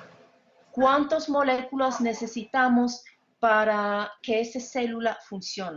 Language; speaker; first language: Spanish; non-native, fluent; English